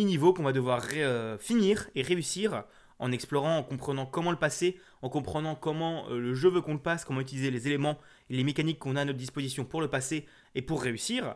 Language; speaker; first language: French; native; French